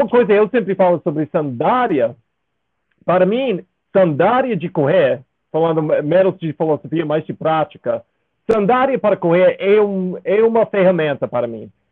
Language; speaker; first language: Portuguese; non-native, fluent; English